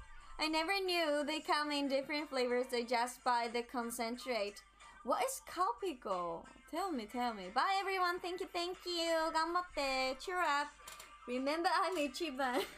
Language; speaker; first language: English; non-native, learner; Japanese